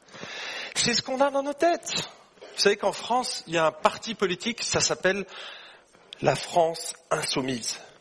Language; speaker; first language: French; native; French